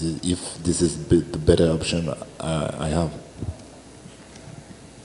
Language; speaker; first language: English; non-native, learner; French